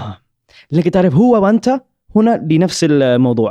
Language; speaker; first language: Arabic; non-native, learner; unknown